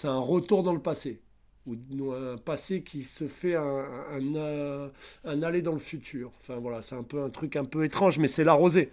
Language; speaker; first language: French; native; French